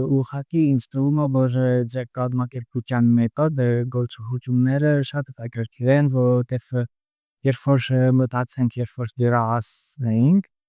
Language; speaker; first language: Armenian; early bilingual, heritage; Armenian